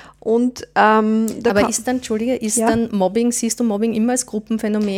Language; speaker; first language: German; native; German